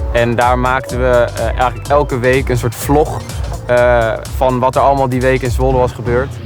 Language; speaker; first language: Dutch; native; Dutch